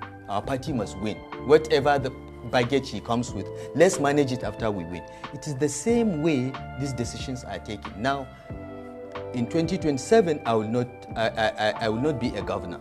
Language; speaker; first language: English; non-native, local second language; Hausa